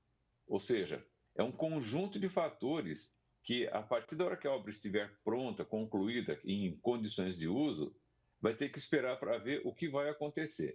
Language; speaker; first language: Portuguese; native; Portuguese